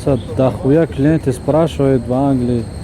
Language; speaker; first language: Russian; non-native, local second language; Tajik